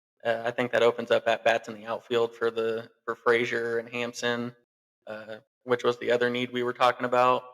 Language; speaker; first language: English; native; English